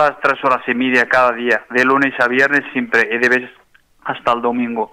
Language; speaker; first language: Spanish; non-native, fluent; Arabic